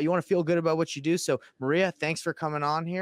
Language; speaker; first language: English; native; English